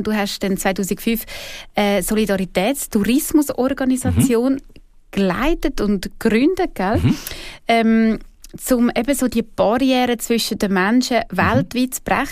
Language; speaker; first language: German; native; German